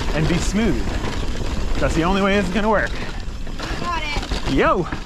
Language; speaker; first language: English; native; English